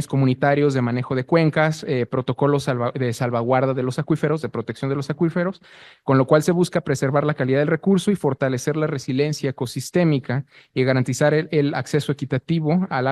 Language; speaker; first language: Spanish; native; Spanish